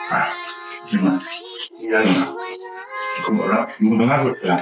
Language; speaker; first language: Chinese; native; Chinese